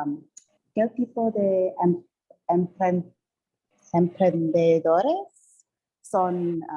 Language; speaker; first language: Spanish; non-native, learner; English